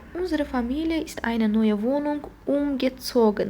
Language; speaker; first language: German; non-native, fluent; Azerbaijani